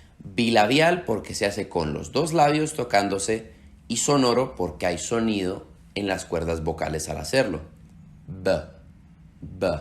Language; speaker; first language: Spanish; early bilingual, heritage; Slovak